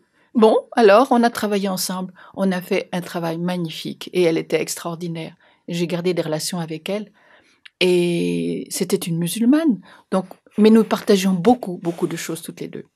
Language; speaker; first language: French; native; French